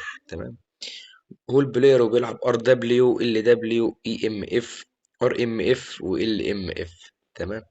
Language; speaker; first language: Arabic; native; Arabic